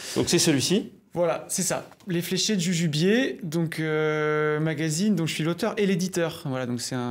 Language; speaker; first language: French; native; French